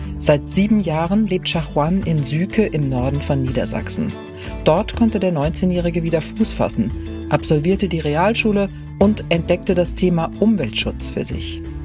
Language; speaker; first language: German; native; German